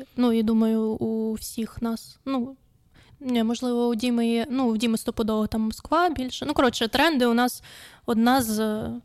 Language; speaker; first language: Ukrainian; non-native, local second language; Russian